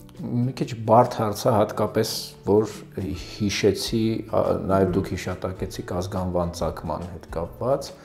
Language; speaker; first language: Armenian; early bilingual, other home language; Russian